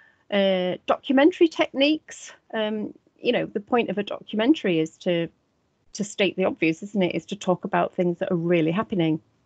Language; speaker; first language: English; native; English